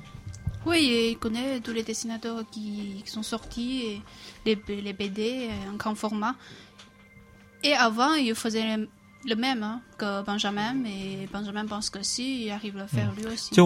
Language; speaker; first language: French; non-native, fluent; Chinese